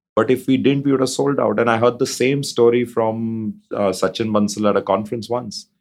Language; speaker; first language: English; non-native, local second language; Hindi